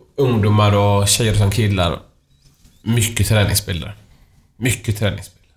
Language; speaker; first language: Swedish; non-native, fluent; Persian